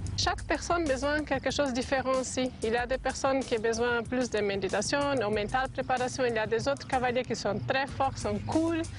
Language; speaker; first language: French; non-native, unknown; Portuguese